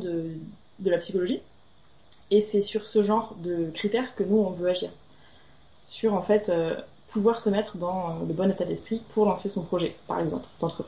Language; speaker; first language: French; native; French